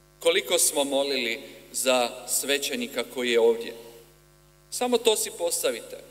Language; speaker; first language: Croatian; native; Croatian